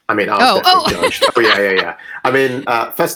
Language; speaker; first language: English; non-native, local second language; Yoruba